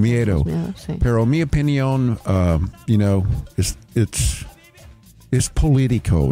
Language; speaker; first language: Spanish; non-native, learner; English